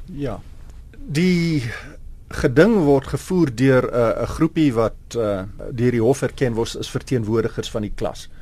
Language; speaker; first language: Afrikaans; non-native, local second language; English